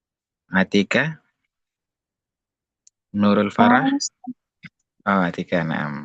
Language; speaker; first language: Arabic; non-native, fluent; Indonesian